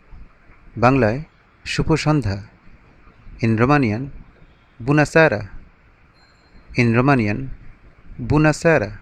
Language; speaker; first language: Romanian; non-native, learner; Bangla